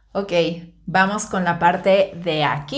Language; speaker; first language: Spanish; native; Spanish